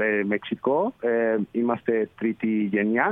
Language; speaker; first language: Greek; early bilingual, heritage; Spanish